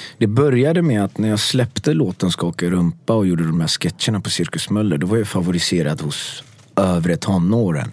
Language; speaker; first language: Swedish; early bilingual, other home language; Persian